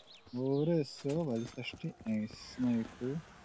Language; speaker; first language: French; native; French